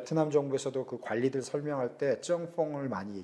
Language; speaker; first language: Korean; native; Korean